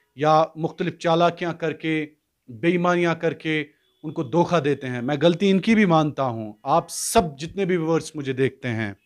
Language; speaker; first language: Hindi; non-native, local second language; Kashmiri